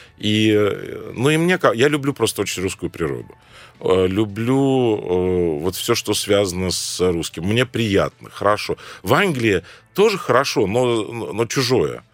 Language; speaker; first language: Russian; non-native, fluent; Arabic